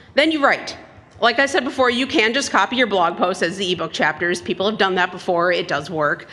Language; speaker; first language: English; native; English